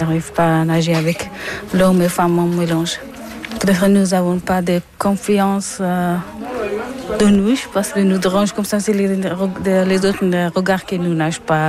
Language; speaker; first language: French; non-native, learner; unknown